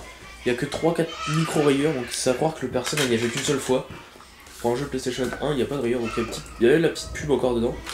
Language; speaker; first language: French; native; French